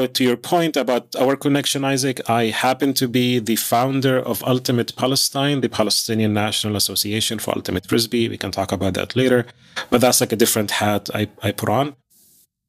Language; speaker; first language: English; non-native, fluent; Arabic